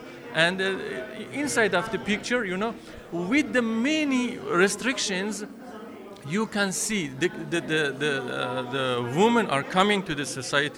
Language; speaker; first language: English; non-native, fluent; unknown